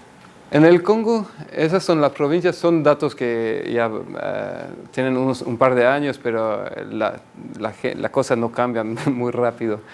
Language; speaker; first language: Spanish; non-native, fluent; French